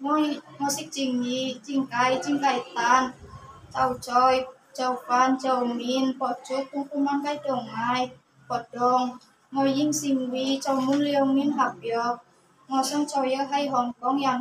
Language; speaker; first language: Cantonese; non-native, learner; Indonesian